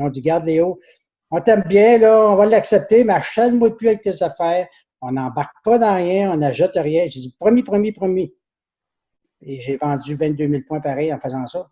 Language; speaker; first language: French; native; French